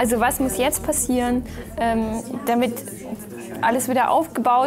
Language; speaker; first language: German; native; German